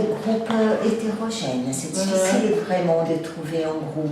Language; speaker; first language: French; non-native, fluent; Portuguese